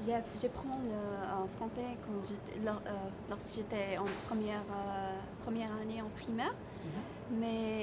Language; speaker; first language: French; non-native, learner; Arabic